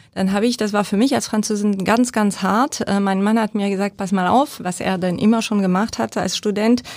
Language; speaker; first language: German; non-native, fluent; French